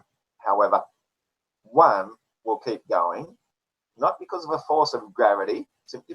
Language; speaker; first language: English; native; English